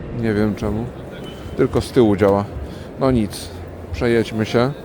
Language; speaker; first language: Polish; native; Polish